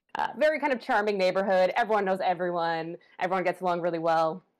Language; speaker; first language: English; native; English